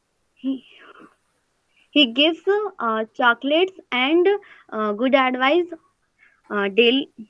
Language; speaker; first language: English; non-native, learner; Hindi